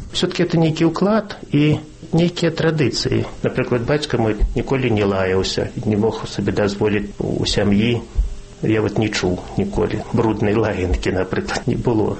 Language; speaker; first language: Belarusian; non-native, local second language; Russian